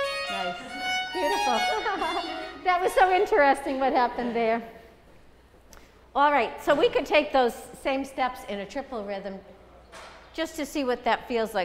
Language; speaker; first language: English; native; English